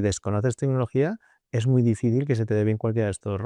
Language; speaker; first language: Spanish; native; Spanish